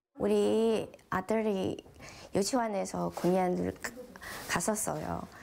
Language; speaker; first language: Korean; non-native, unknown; Chinese